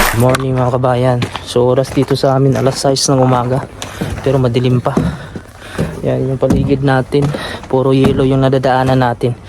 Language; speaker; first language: Filipino; native; Filipino